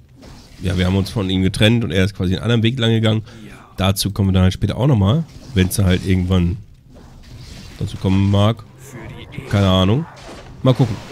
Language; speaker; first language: German; native; German